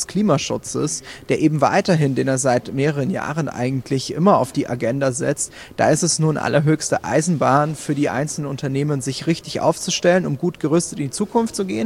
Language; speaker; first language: German; native; German